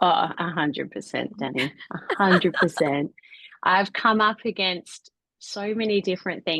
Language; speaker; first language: English; native; English